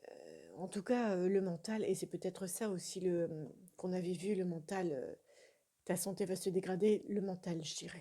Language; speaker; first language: French; native; French